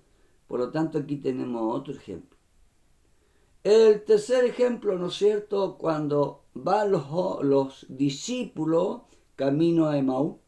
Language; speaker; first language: Spanish; native; Spanish